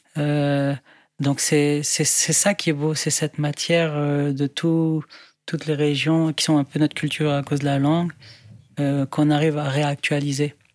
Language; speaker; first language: French; non-native, local second language; Arabic